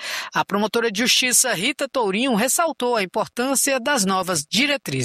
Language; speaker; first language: Portuguese; native; Portuguese